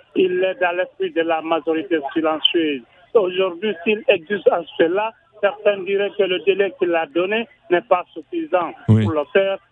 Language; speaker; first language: French; non-native, local second language; Susu